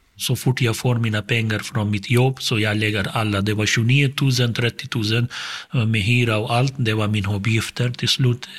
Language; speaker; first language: Swedish; non-native, fluent; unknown